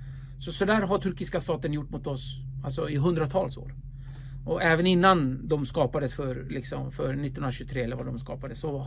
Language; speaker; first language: Swedish; early bilingual, other home language; Kurdish